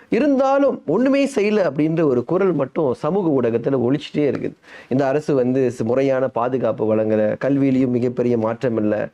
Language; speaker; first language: Tamil; native; Tamil